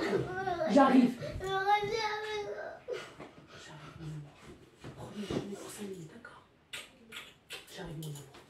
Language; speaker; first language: French; native; French